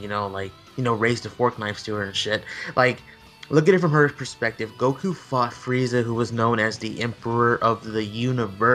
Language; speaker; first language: English; native; English